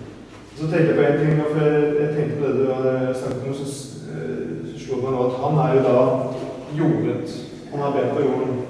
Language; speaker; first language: Norwegian; native; Norwegian